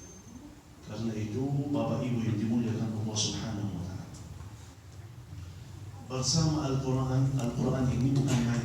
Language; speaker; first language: Indonesian; non-native, fluent; Arabic